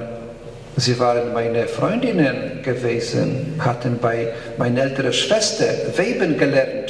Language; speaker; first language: German; non-native, fluent; Polish